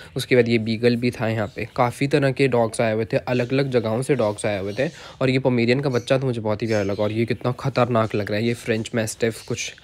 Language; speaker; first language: Hindi; native; Hindi